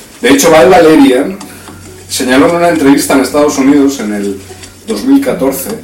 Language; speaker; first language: Spanish; native; Spanish